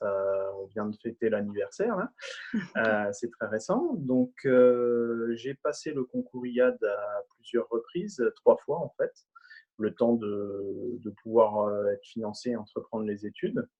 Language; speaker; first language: French; native; French